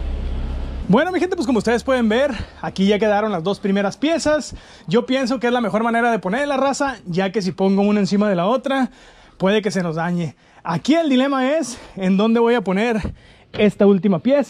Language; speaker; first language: Spanish; native; Spanish